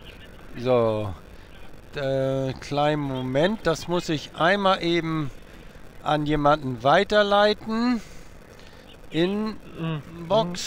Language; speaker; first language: German; native; German